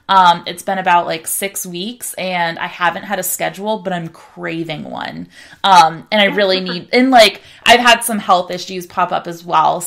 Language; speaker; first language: English; native; English